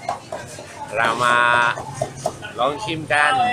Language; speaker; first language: Thai; non-native, fluent; English